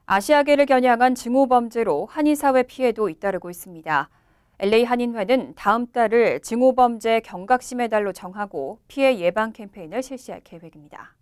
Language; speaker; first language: Korean; native; Korean